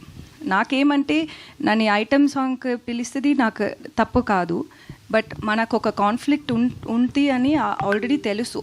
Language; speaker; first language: Telugu; non-native, learner; Tamil